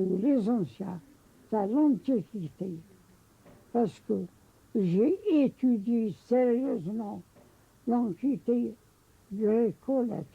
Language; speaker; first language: French; non-native, local second language; Arabic